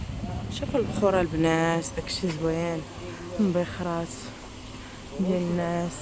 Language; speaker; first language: Arabic; native; Arabic